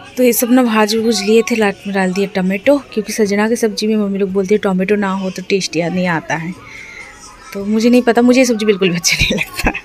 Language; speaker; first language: Hindi; non-native, local second language; Bangla